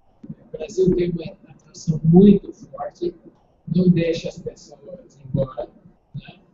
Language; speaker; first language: Portuguese; non-native, fluent; English